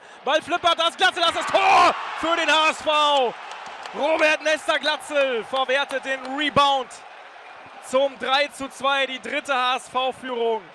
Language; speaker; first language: German; native; German